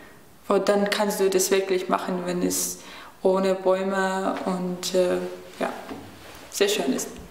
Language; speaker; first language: German; non-native, learner; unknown